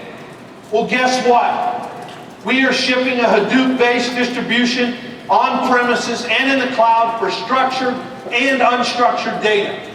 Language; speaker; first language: English; native; English